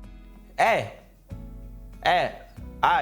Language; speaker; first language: English; non-native, learner; French